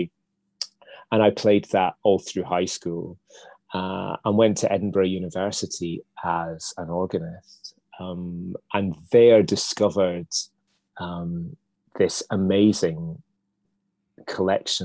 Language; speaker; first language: English; native; English